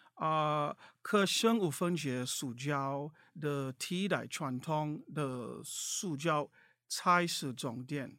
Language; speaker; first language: Chinese; non-native, fluent; English